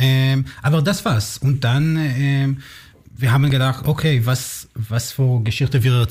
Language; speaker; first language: German; non-native, learner; Hebrew